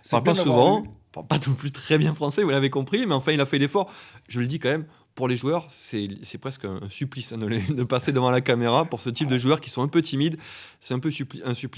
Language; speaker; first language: French; native; French